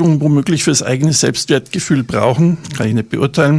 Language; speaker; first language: German; native; German